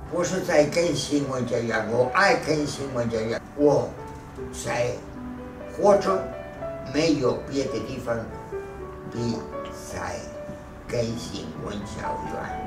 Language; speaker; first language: Chinese; non-native, fluent; Spanish